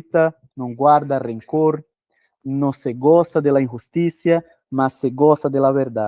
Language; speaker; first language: Spanish; non-native, fluent; Portuguese